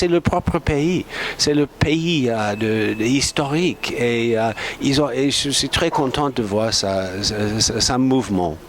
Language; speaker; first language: French; non-native, fluent; English